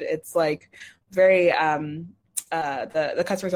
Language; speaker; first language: English; native; English